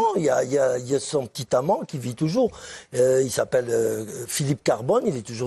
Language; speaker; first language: French; native; French